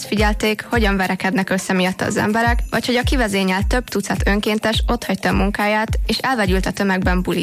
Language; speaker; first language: Hungarian; native; Hungarian